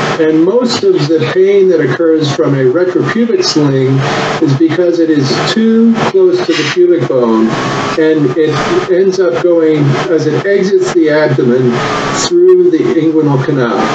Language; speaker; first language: English; native; English